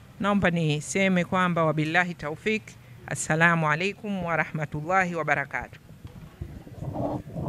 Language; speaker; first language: Swahili; native; Swahili